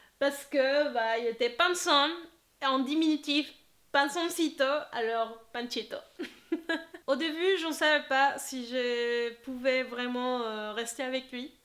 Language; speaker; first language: French; non-native, fluent; Spanish